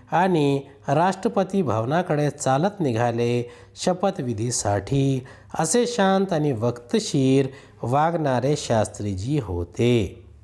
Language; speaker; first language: Marathi; non-native, local second language; Urdu